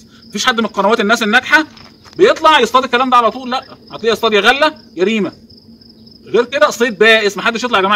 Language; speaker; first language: Arabic; native; Arabic